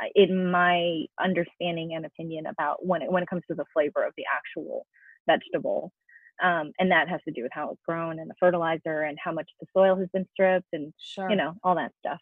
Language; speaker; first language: English; native; English